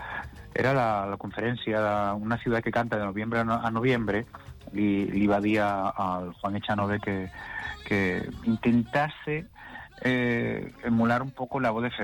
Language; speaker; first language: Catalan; non-native, local second language; Spanish